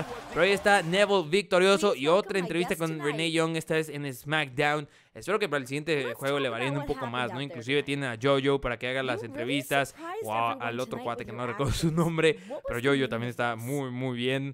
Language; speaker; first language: Spanish; native; Spanish